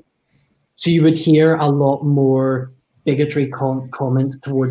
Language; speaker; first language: English; native; English